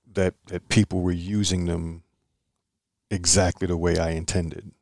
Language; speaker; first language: English; native; English